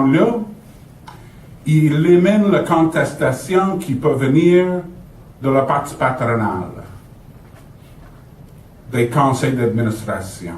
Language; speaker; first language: French; native; French